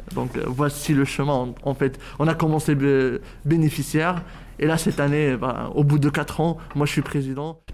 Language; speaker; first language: French; non-native, local second language; Arabic